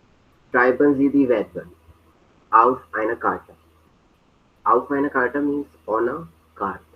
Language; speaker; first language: German; non-native, learner; Hindi